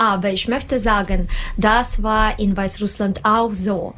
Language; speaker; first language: German; non-native, learner; Russian